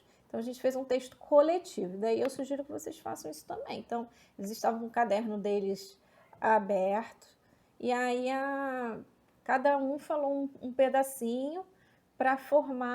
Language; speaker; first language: Portuguese; native; Portuguese